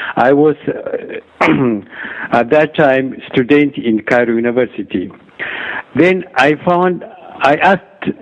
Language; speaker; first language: English; non-native, learner; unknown